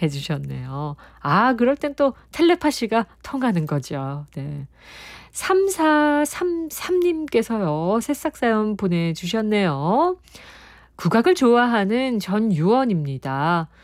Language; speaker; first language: Korean; native; Korean